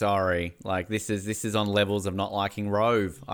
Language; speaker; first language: English; native; English